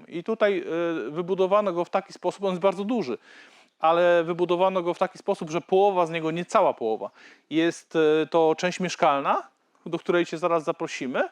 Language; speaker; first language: Polish; native; Polish